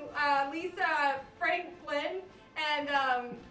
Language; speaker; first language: English; native; English